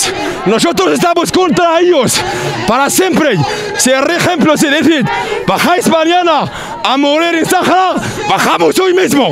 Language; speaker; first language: Spanish; non-native, learner; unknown